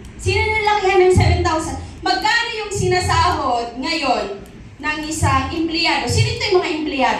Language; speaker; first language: Filipino; non-native, local second language; Masbatenyo